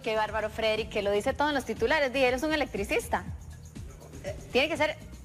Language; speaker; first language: Spanish; native; Spanish